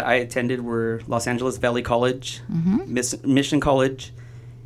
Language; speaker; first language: English; native; English